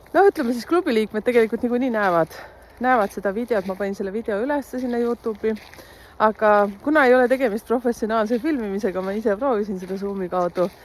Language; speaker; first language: Estonian; native; Estonian